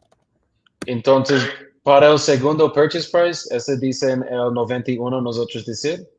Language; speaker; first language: Spanish; non-native, learner; English